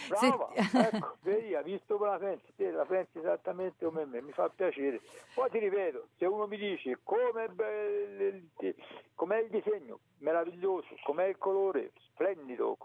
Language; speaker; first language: Italian; native; Italian